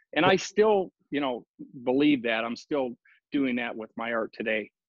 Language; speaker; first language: English; native; English